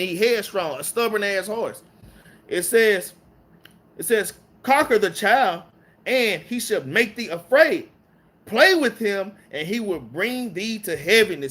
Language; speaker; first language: English; native; English